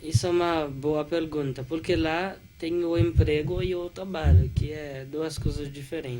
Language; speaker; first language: Portuguese; non-native, fluent; Haitian Creole